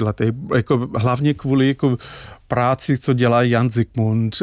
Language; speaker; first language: Czech; non-native, fluent; English